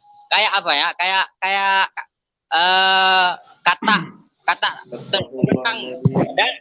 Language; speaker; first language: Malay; non-native, local second language; Achinese